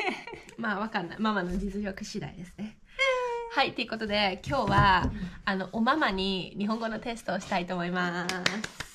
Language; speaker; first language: Japanese; native; Japanese